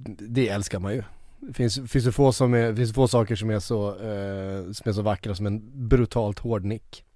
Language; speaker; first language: Swedish; native; Swedish